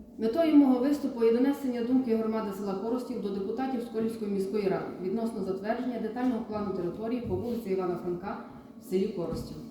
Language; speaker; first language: Ukrainian; native; Ukrainian